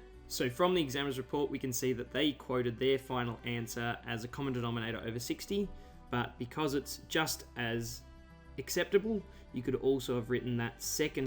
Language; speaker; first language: English; native; English